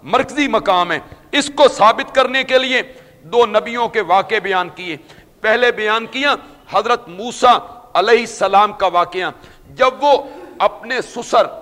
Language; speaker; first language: Urdu; non-native, local second language; Punjabi